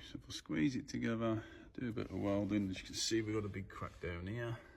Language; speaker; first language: English; native; English